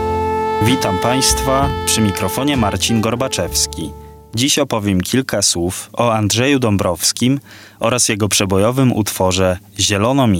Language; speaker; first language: Polish; native; Polish